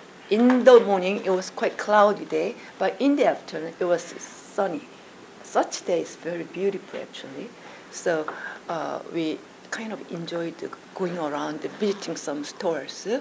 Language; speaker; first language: English; non-native, learner; Korean